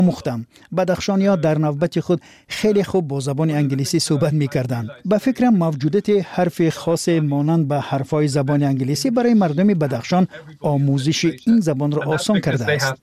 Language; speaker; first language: Persian; non-native, fluent; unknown